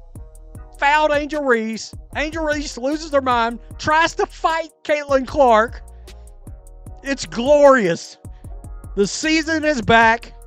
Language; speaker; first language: English; native; English